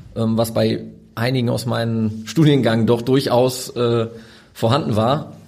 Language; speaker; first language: German; native; German